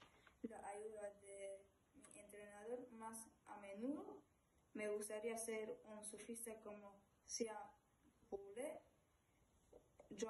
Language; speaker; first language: Spanish; early bilingual, other home language; Polish